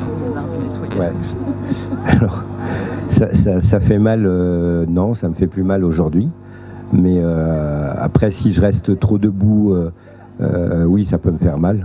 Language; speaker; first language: French; native; French